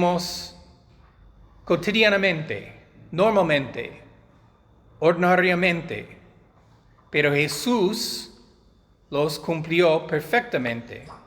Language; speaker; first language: Spanish; non-native, fluent; English